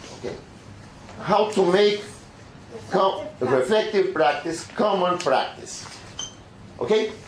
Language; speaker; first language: English; non-native, fluent; Spanish